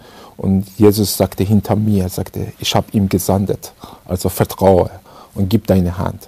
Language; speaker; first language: German; non-native, fluent; Persian